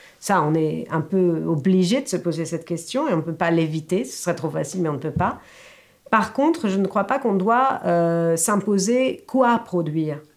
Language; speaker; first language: French; native; French